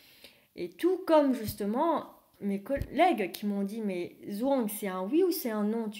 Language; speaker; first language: French; early bilingual, other home language; Vietnamese